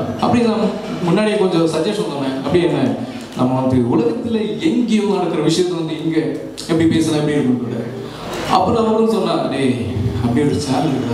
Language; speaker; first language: Tamil; non-native, local second language; Malayalam